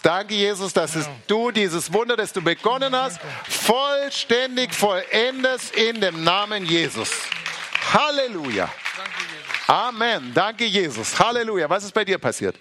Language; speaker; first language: German; native; German